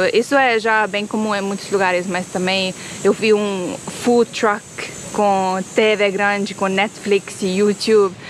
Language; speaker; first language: Portuguese; non-native, fluent; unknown